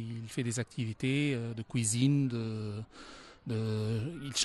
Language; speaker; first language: French; non-native, fluent; Arabic